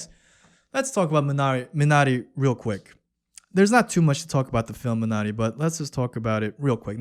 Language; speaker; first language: English; early bilingual, other home language; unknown